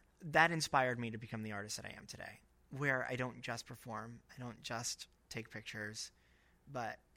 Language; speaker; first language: English; native; English